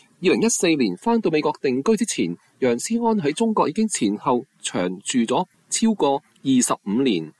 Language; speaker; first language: Chinese; non-native, local second language; Cantonese